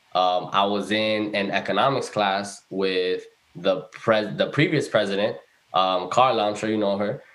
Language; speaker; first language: English; early bilingual, other home language; Spanish